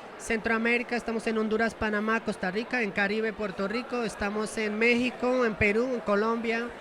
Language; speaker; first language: Spanish; non-native, fluent; French